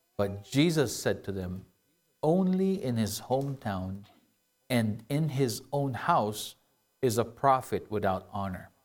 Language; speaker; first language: English; non-native, local second language; Filipino